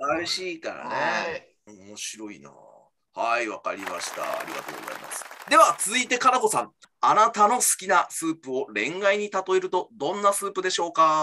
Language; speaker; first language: Japanese; native; Japanese